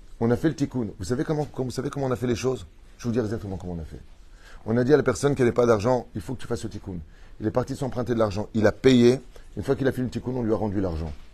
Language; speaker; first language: French; native; French